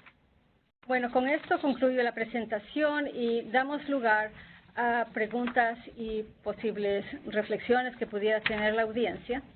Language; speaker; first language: Spanish; native; Spanish